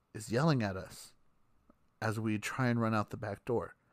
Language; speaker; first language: English; native; English